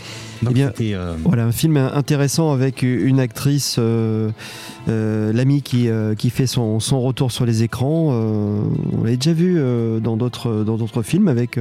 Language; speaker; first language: French; native; French